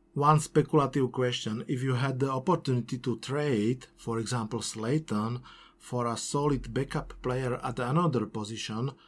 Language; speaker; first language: English; non-native, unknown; Slovak